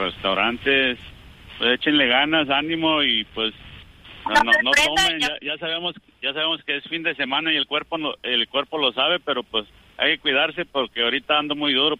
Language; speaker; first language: Spanish; native; Spanish